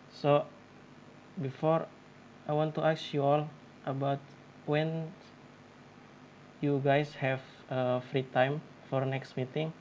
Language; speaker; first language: English; non-native, learner; Indonesian